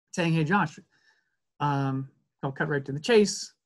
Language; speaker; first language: English; native; English